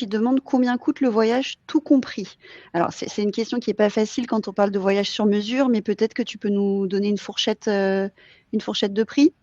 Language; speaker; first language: French; native; French